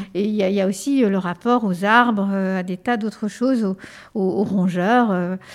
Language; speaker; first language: French; early bilingual, other home language; Spanish